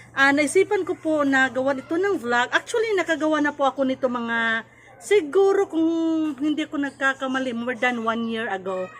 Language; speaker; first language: Filipino; non-native, local second language; Cebuano